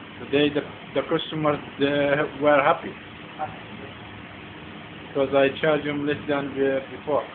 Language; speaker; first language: English; non-native, learner; Turkish